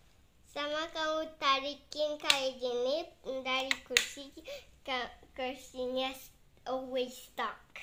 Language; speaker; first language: Indonesian; early bilingual, heritage; English